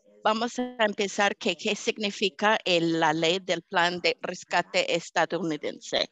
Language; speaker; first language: Spanish; early bilingual, heritage; English